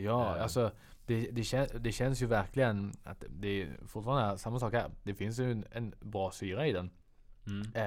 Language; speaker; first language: Swedish; native; Swedish